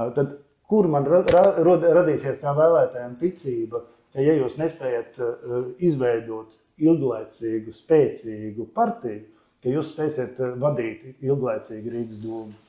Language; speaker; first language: Latvian; non-native, local second language; Russian